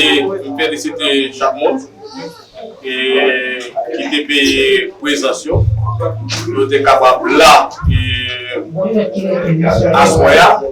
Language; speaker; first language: French; non-native, learner; Haitian Creole